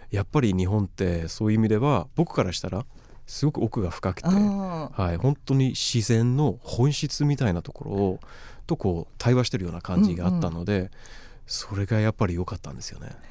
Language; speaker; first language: Japanese; non-native, fluent; Swedish